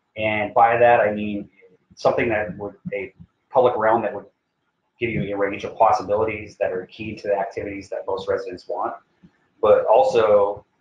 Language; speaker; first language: English; native; English